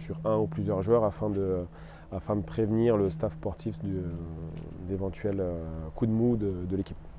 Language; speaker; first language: French; native; French